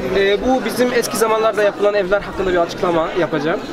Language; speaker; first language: Turkish; non-native, fluent; Arabic